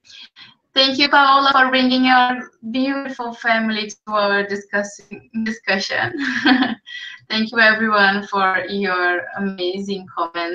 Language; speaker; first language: English; non-native, fluent; Portuguese